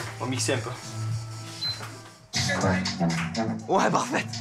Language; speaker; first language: French; native; French